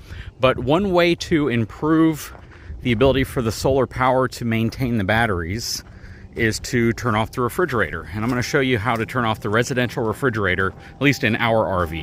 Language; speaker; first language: English; native; English